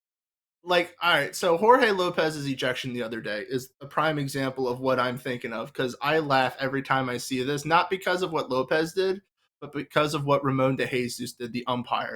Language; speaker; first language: English; native; English